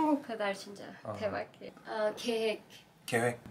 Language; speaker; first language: Korean; non-native, learner; Persian